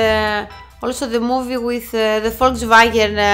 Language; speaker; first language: English; non-native, fluent; Greek